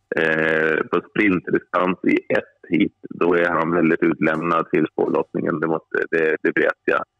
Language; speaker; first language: Swedish; native; Swedish